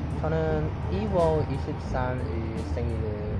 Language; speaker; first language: Korean; non-native, learner; English